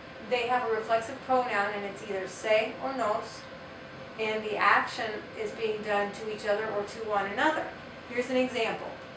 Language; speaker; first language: English; native; English